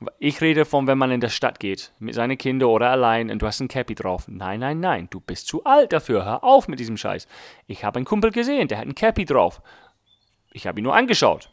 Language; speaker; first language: German; non-native, fluent; English